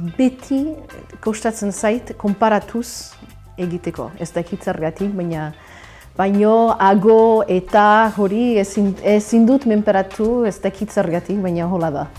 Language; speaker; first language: Basque; non-native, learner; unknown